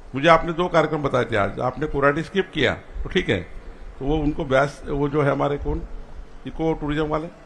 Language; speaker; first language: Hindi; non-native, local second language; Marathi